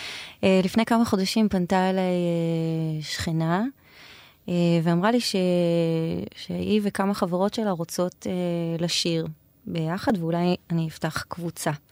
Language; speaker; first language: Hebrew; native; Hebrew